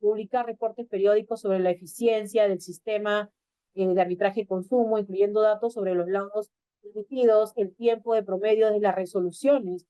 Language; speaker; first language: Spanish; native; Spanish